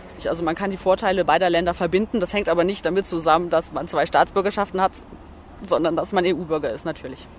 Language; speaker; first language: German; native; German